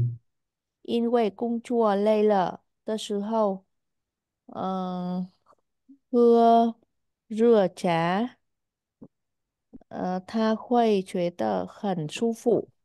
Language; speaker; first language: Chinese; non-native, learner; Vietnamese